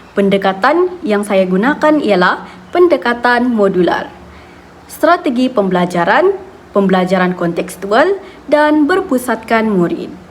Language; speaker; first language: Malay; native; Malay